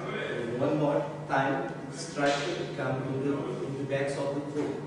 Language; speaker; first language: English; non-native, learner; Portuguese